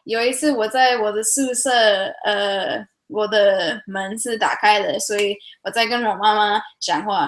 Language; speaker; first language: Chinese; early bilingual, heritage; English